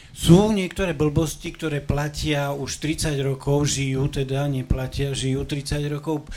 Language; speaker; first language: Slovak; native; Slovak